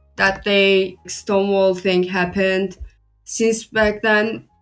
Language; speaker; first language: English; non-native, fluent; Turkish